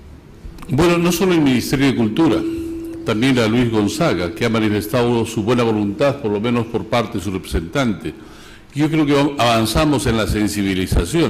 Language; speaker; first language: Spanish; native; Spanish